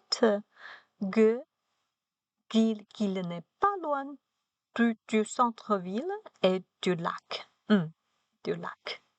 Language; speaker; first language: French; non-native, learner; Chinese